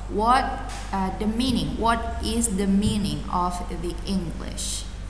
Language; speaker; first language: English; non-native, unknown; Indonesian